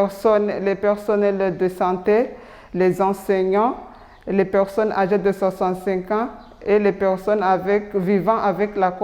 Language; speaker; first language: French; non-native, local second language; Comorian